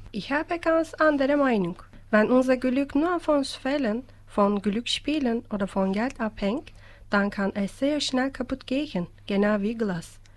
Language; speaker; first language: German; non-native, fluent; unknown